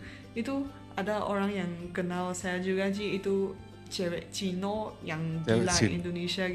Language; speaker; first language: Indonesian; non-native, fluent; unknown